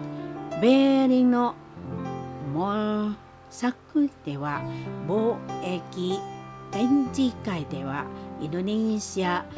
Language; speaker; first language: Japanese; non-native, fluent; Indonesian